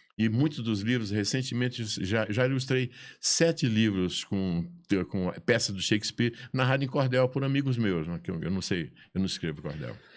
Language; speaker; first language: Portuguese; native; Portuguese